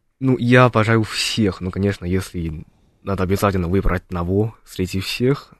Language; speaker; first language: Russian; non-native, fluent; Chinese